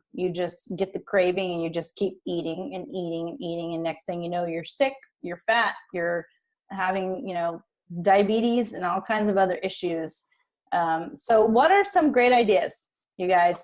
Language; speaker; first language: English; native; English